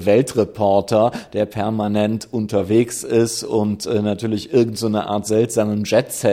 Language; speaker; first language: German; native; German